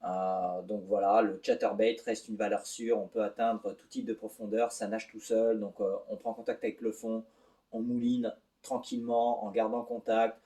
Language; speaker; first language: French; native; French